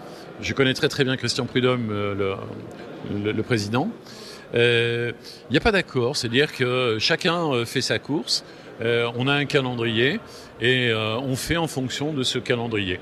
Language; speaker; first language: French; native; French